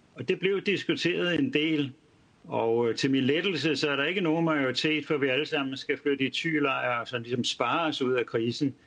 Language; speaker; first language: Danish; native; Danish